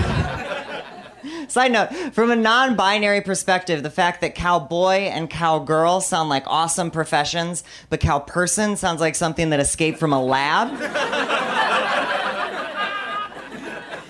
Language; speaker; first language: English; native; English